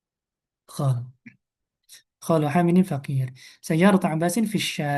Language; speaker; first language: Arabic; non-native, fluent; Indonesian